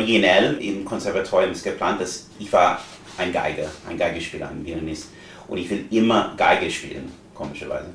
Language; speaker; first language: German; non-native, fluent; English